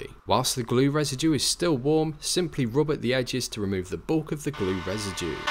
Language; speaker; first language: English; native; English